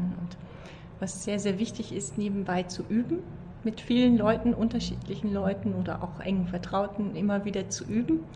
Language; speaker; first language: German; native; German